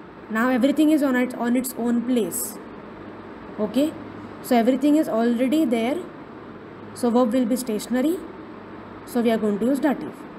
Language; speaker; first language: English; non-native, local second language; Marathi